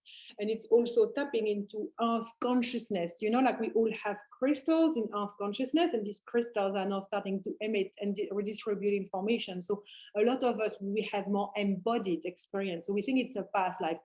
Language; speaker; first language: English; non-native, fluent; French